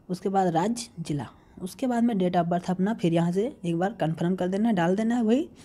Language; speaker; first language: Hindi; native; Hindi